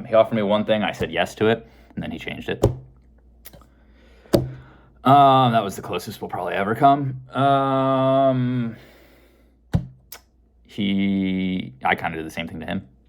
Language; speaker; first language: English; native; English